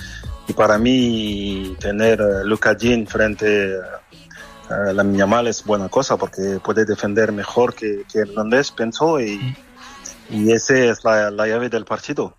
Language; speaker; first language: Spanish; non-native, fluent; French